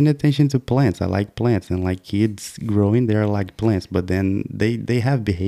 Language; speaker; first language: English; non-native, fluent; Portuguese